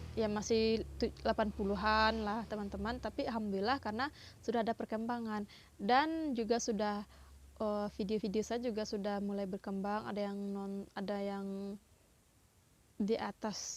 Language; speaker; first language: Indonesian; non-native, local second language; Minangkabau